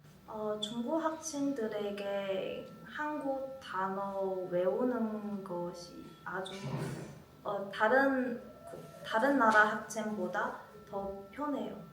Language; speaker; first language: Korean; non-native, learner; Chinese